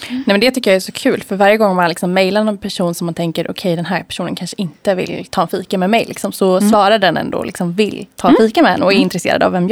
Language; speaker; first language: Swedish; native; Swedish